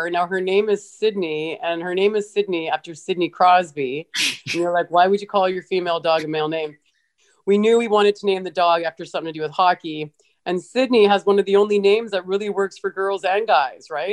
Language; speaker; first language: English; native; English